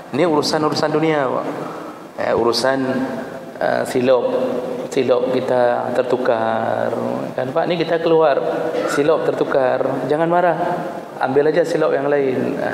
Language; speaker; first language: Malay; non-native, local second language; Achinese